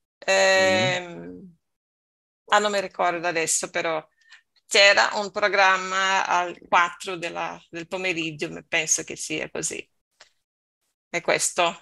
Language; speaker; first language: Italian; non-native, learner; Portuguese